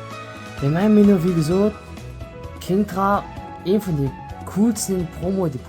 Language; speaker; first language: German; non-native, local second language; Luxembourgish